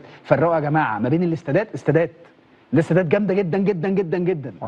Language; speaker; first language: Arabic; native; Arabic